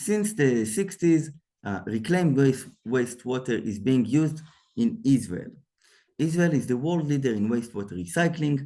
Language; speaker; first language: English; non-native, fluent; Hebrew